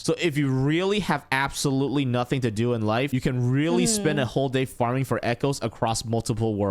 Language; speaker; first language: English; native; English